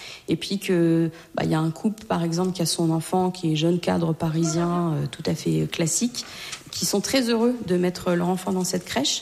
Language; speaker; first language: French; native; French